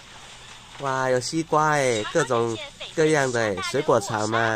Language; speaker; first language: Chinese; native; Chinese